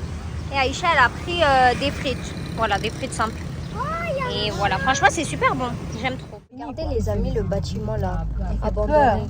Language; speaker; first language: French; native; French